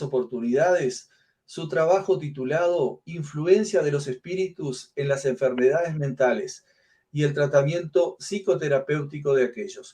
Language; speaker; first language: Spanish; native; Spanish